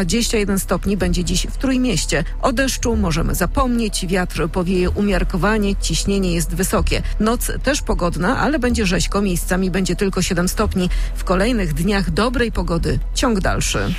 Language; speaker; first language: Polish; native; Polish